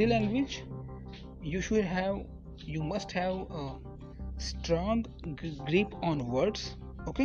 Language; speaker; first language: English; non-native, local second language; Marathi